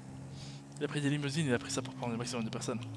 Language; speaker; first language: French; native; French